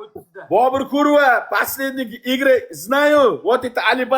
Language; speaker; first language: Russian; non-native, learner; Uzbek